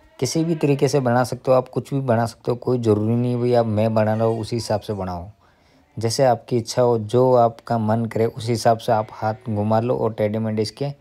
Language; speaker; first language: Hindi; native; Hindi